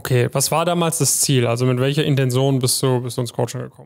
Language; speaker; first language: German; native; German